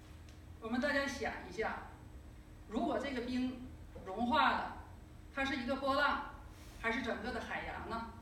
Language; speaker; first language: Chinese; native; Chinese